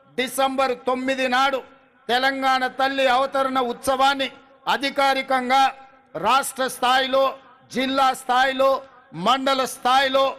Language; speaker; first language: Telugu; native; Telugu